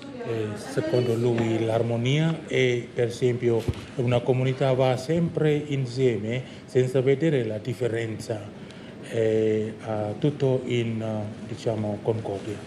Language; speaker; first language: Italian; non-native, learner; Indonesian